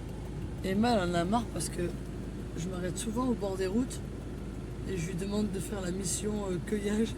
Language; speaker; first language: French; native; French